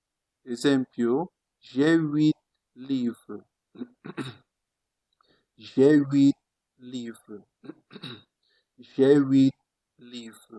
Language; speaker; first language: French; non-native, fluent; Italian